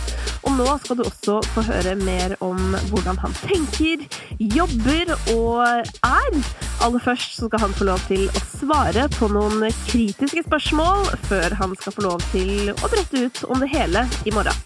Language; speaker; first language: Norwegian; native; Norwegian